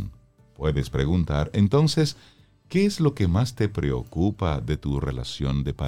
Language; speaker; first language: Spanish; native; Spanish